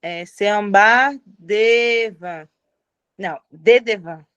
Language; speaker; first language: French; non-native, learner; Portuguese